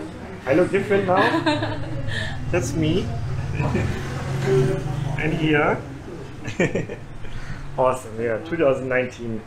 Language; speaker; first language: English; non-native, fluent; German